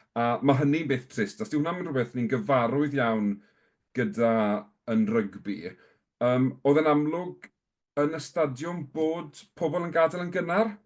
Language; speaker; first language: Welsh; native; Welsh